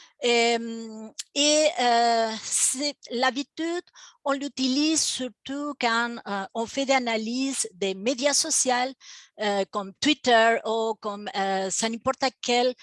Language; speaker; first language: French; non-native, fluent; Spanish